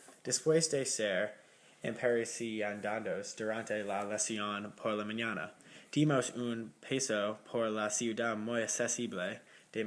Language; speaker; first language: Spanish; non-native, learner; English